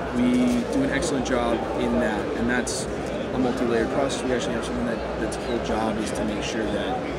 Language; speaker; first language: English; native; English